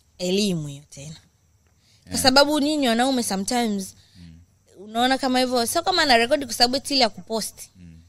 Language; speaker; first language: Swahili; native; Swahili